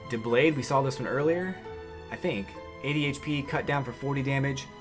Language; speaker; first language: English; native; English